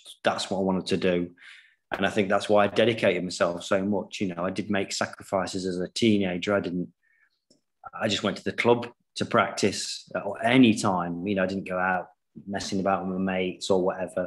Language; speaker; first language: English; native; English